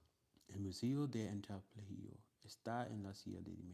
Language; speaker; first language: Spanish; non-native, learner; English